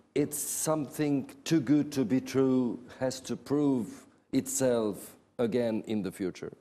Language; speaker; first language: English; non-native, fluent; Albanian